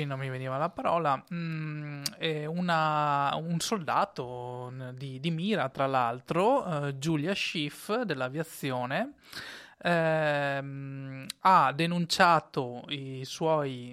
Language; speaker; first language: Italian; native; Italian